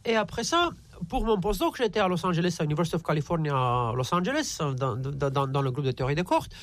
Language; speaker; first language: French; non-native, fluent; Romanian